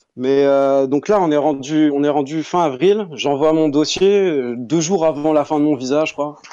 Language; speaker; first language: French; native; French